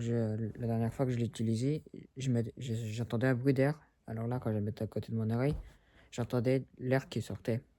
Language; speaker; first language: French; early bilingual, other home language; Spanish